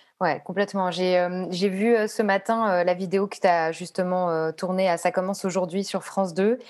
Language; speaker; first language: French; native; French